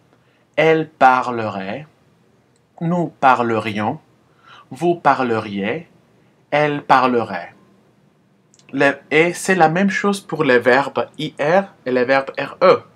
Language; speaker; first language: French; non-native, fluent; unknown